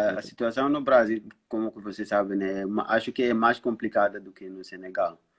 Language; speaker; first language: Portuguese; non-native, fluent; Wolof